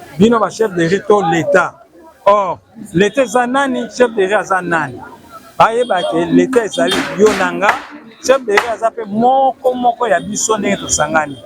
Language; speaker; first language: Lingala; native; Lingala